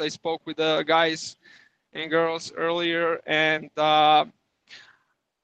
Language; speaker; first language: English; non-native, fluent; Serbian